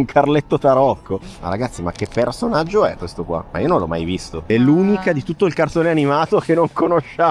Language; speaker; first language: Italian; native; Italian